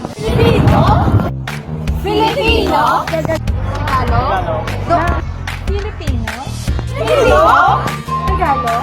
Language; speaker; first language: Filipino; non-native, local second language; Hiligaynon